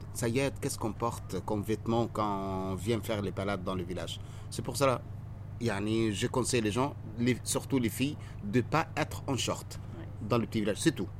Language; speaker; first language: French; non-native, fluent; Arabic